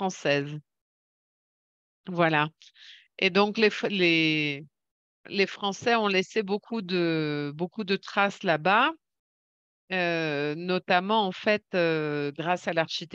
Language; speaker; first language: French; native; French